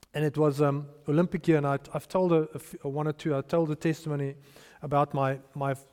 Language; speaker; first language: English; non-native, local second language; Afrikaans